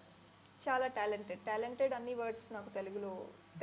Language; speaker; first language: Telugu; non-native, learner; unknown